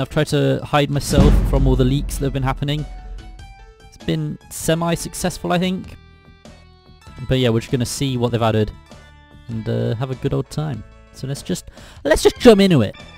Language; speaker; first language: English; native; English